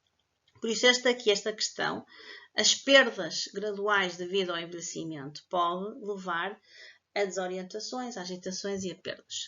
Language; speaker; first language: Portuguese; native; Portuguese